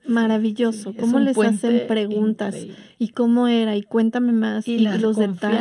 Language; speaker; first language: Spanish; native; Spanish